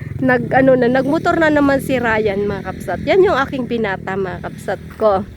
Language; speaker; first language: Filipino; non-native, local second language; Iloko